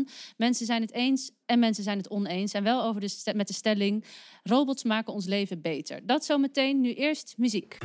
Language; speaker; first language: Dutch; native; Dutch